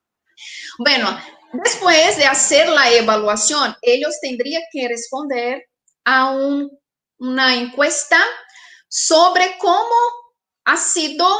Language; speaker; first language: Spanish; non-native, fluent; Portuguese